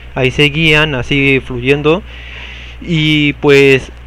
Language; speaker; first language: Spanish; native; Spanish